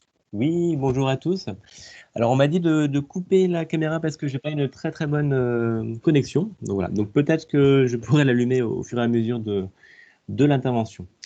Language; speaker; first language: French; native; French